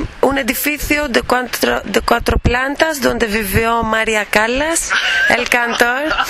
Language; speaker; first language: Spanish; non-native, fluent; Greek